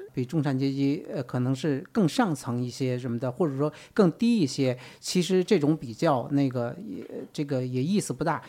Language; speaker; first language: Chinese; native; Chinese